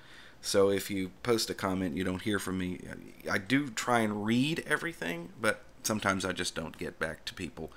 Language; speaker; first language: English; native; English